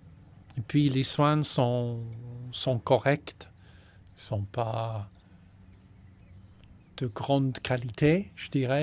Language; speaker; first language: French; non-native, fluent; English